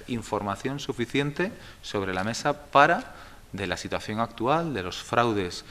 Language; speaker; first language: Spanish; native; Spanish